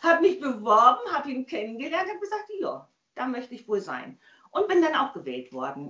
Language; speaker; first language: German; native; German